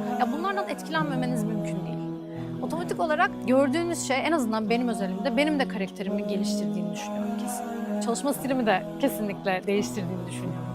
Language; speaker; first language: Turkish; native; Turkish